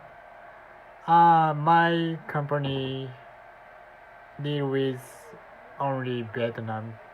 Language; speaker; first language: English; non-native, learner; Japanese